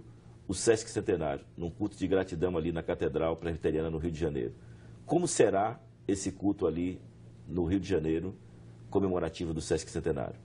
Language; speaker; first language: Portuguese; native; Portuguese